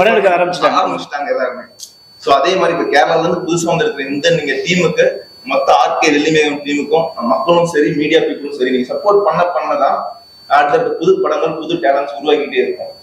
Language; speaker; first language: Tamil; native; Tamil